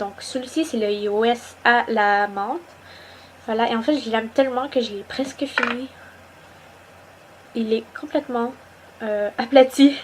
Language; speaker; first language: French; native; French